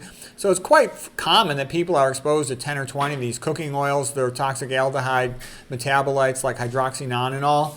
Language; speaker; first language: English; native; English